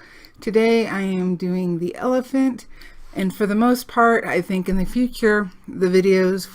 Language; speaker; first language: English; native; English